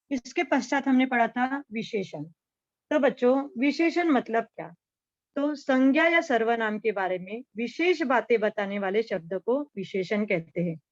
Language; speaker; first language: Hindi; non-native, local second language; Marathi